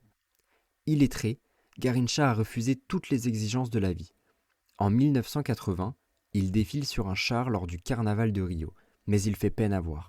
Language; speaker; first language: French; native; French